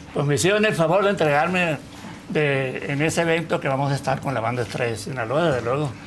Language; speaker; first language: Spanish; native; Spanish